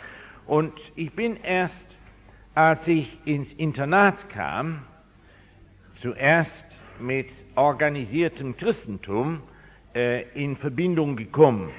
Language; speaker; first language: German; non-native, fluent; English